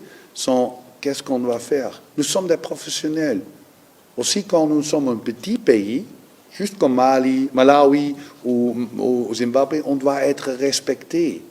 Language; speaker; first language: French; non-native, learner; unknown